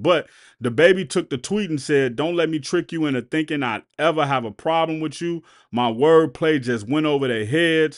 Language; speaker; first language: English; native; English